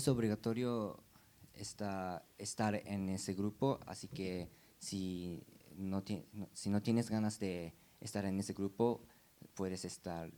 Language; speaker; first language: Spanish; non-native, learner; Japanese